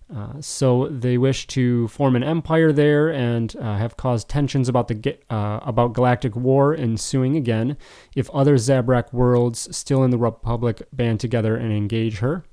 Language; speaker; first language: English; native; English